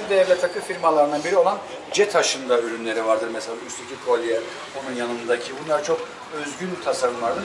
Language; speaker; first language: Turkish; native; Turkish